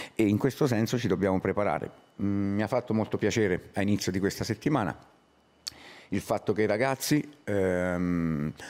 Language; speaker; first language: Italian; native; Italian